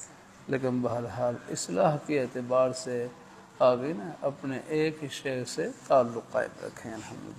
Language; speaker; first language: Urdu; native; Urdu